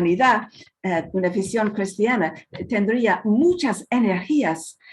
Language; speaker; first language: Spanish; non-native, fluent; English